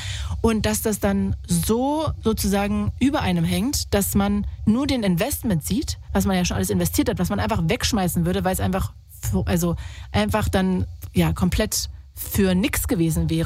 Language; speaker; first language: German; native; German